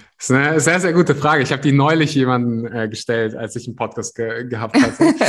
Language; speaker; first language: German; early bilingual, other home language; Russian